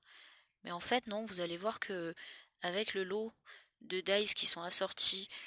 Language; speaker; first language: French; native; French